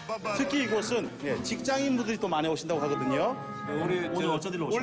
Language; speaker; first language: Korean; native; Korean